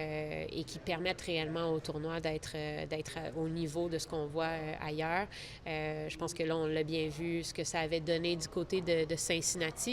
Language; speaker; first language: French; native; French